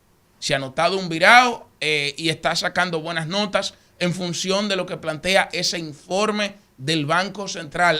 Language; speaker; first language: Spanish; native; Spanish